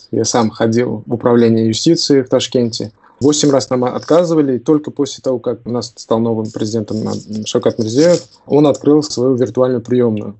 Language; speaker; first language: Russian; non-native, local second language; Tajik